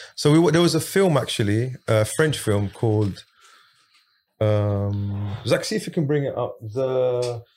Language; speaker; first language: English; early bilingual, other home language; Arabic